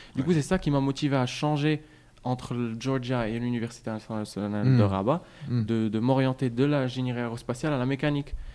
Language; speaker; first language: French; non-native, local second language; Arabic